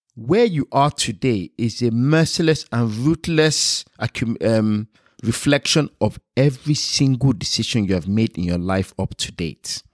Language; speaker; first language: English; non-native, local second language; Yoruba